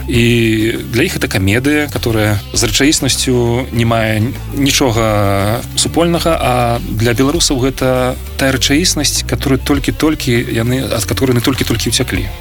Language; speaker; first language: Belarusian; non-native, local second language; Russian